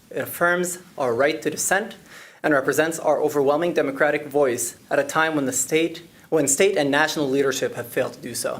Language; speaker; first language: English; non-native, fluent; Arabic